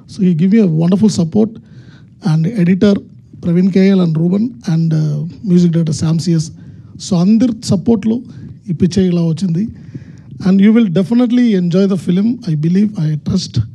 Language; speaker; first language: Telugu; non-native, learner; Tamil